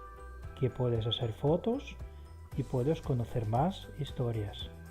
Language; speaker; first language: Spanish; non-native, fluent; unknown